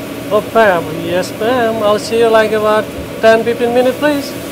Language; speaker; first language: English; non-native, fluent; Indonesian